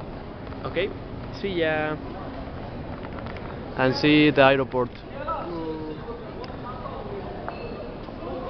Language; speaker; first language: English; non-native, learner; Spanish